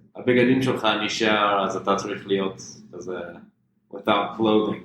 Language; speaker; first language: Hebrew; non-native, fluent; English